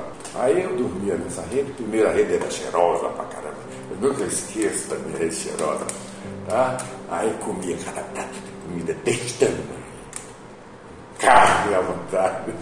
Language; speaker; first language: Portuguese; native; Portuguese